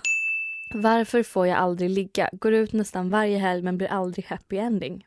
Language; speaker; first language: Swedish; native; Swedish